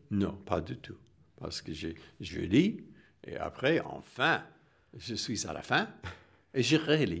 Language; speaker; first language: French; non-native, fluent; English